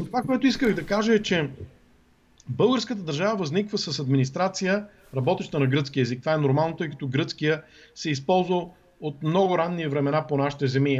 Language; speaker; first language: Bulgarian; native; Bulgarian